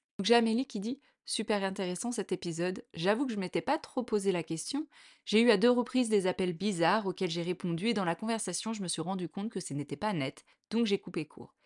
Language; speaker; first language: French; native; French